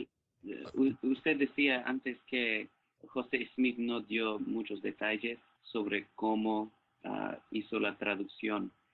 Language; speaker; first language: Spanish; non-native, fluent; English